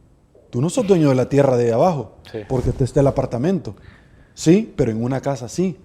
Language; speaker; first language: Spanish; native; Spanish